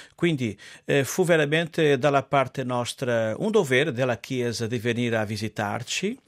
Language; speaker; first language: Italian; non-native, fluent; Portuguese